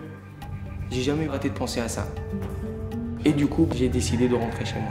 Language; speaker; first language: French; non-native, local second language; Arabic